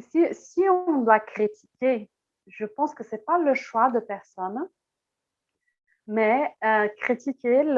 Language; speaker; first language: French; non-native, fluent; Portuguese